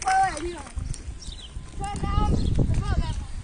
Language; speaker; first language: Danish; native; Danish